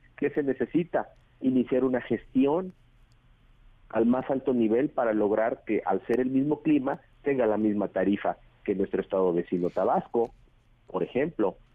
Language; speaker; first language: Spanish; native; Spanish